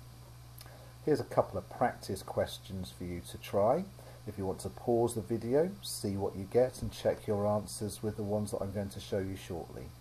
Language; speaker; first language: English; native; English